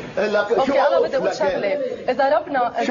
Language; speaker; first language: Arabic; native; Arabic